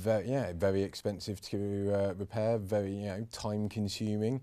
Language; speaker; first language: English; native; English